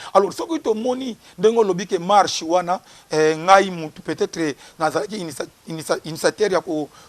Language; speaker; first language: Lingala; non-native, local second language; Kongo